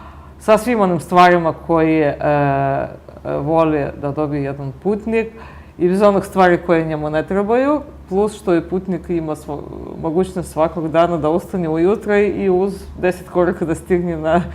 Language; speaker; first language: Bosnian; native; Bosnian